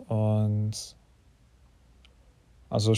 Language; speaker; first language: German; non-native, fluent; English